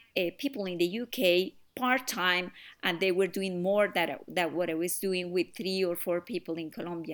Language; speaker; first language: English; non-native, fluent; Spanish